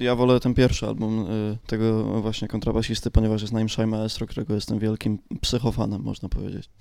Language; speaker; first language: Polish; native; Polish